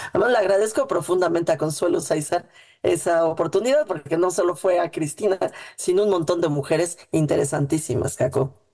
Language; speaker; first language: Spanish; native; Spanish